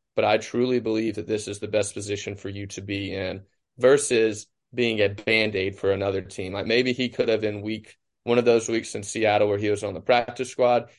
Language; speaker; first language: English; native; English